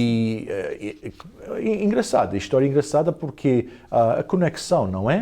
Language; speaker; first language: Portuguese; early bilingual, heritage; Portuguese